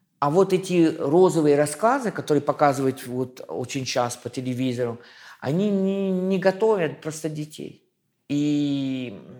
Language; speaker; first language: Russian; non-native, fluent; French